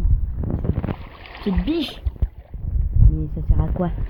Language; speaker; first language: French; native; French